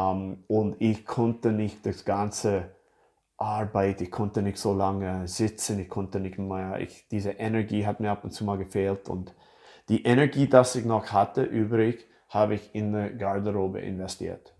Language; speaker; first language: German; non-native, fluent; English